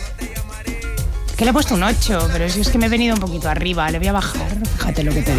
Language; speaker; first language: Spanish; native; Spanish